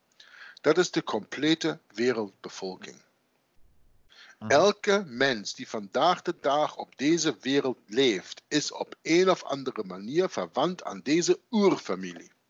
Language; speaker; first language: Dutch; non-native, fluent; German